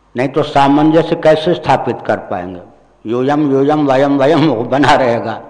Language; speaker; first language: Hindi; non-native, local second language; Maithili